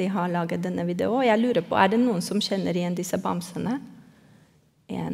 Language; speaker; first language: Norwegian; non-native, fluent; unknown